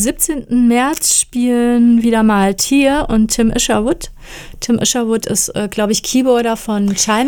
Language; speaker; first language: German; native; German